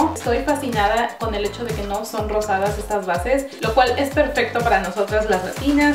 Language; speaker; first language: Spanish; early bilingual, heritage; Spanish